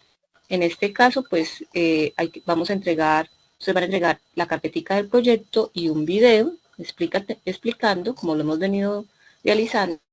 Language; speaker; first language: Spanish; native; Spanish